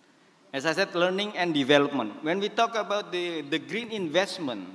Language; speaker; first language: English; non-native, fluent; Indonesian